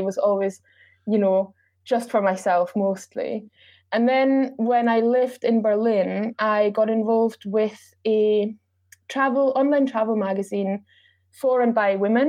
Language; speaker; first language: English; non-native, fluent; German